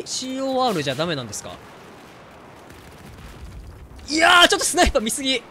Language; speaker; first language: Japanese; native; Japanese